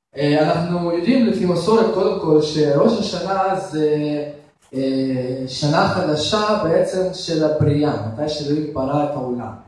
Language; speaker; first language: Hebrew; non-native, fluent; Russian